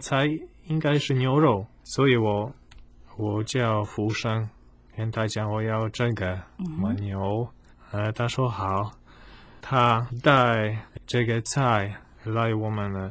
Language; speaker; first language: Chinese; non-native, fluent; Polish